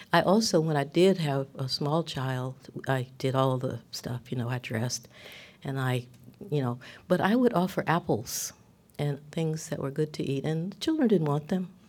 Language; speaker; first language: English; native; English